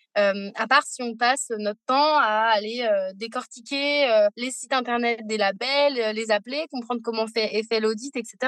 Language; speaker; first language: French; native; French